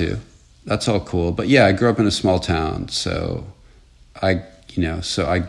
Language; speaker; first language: English; native; English